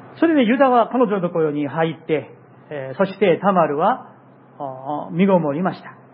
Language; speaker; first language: Japanese; non-native, fluent; Korean